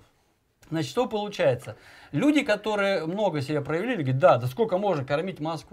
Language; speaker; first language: Russian; native; Russian